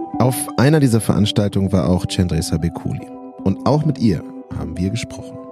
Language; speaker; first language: German; native; German